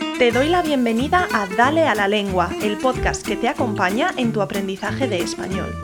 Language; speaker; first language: Spanish; native; Spanish